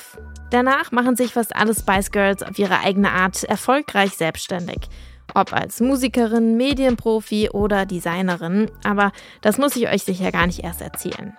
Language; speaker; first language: German; early bilingual, other home language; English